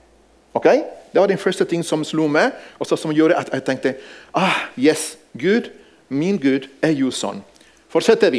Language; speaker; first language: Norwegian; non-native, fluent; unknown